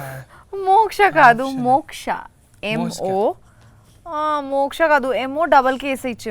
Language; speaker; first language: Telugu; non-native, learner; Bangla